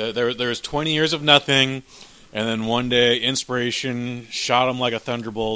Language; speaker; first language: English; native; English